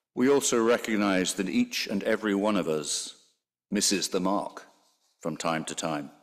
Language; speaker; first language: English; native; English